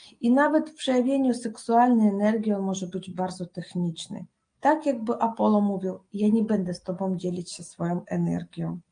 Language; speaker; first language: Polish; non-native, fluent; Russian